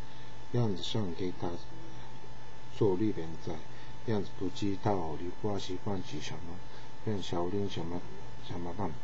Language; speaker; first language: Chinese; non-native, learner; Japanese